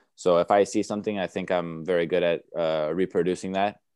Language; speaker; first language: English; early bilingual, other home language; Romanian